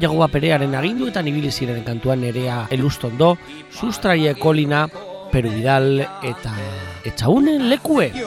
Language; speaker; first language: Basque; native; Basque